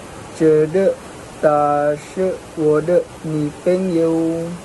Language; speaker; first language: Chinese; non-native, learner; Malay